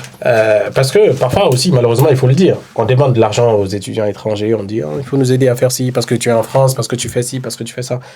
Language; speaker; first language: French; non-native, local second language; Wolof